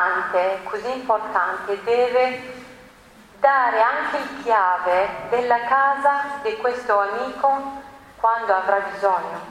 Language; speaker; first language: Italian; non-native, learner; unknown